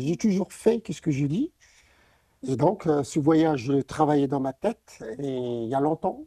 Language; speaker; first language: French; non-native, local second language; Arabic